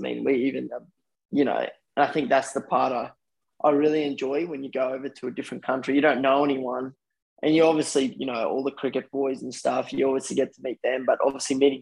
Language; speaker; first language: English; early bilingual, other home language; Afrikaans